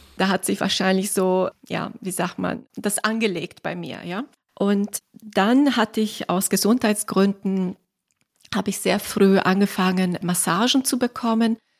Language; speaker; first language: German; non-native, fluent; Italian